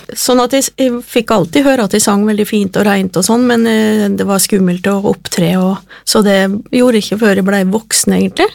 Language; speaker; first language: Norwegian; native; Norwegian